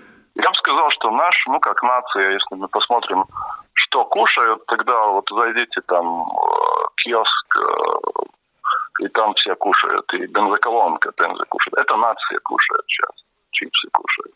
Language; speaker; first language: Russian; non-native, local second language; Latvian